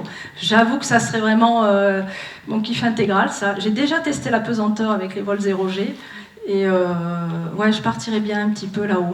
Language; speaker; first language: French; native; French